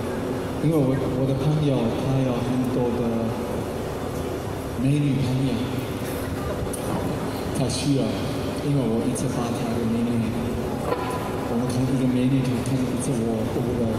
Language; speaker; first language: Chinese; non-native, fluent; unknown